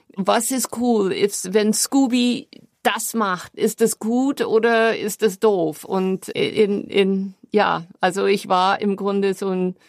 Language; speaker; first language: German; non-native, fluent; English